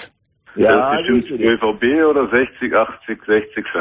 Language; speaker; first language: German; native; German